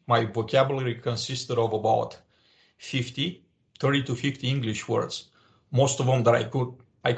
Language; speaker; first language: English; non-native, fluent; Romanian